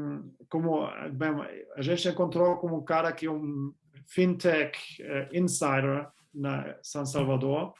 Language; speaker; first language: Portuguese; non-native, fluent; German